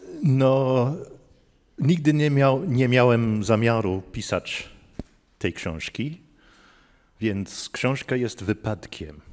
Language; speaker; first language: Polish; non-native, fluent; English